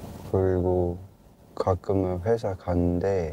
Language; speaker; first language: Korean; non-native, fluent; Cantonese